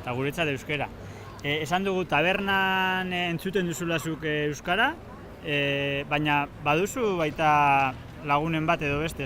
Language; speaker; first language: Basque; native; Basque